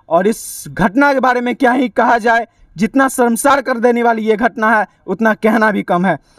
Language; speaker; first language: Hindi; native; Hindi